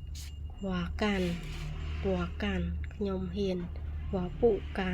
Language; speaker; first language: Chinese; non-native, fluent; Khmer